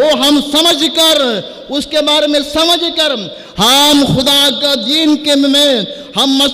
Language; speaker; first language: Hindi; non-native, local second language; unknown